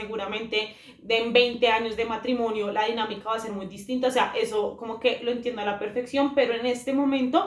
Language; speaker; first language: Spanish; native; Spanish